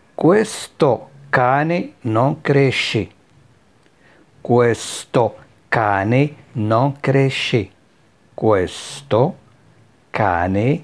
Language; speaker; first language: Italian; non-native, fluent; Arabic